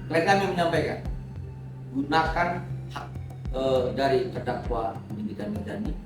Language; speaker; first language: Indonesian; native; Indonesian